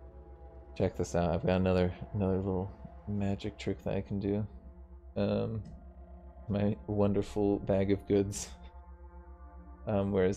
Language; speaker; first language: English; native; English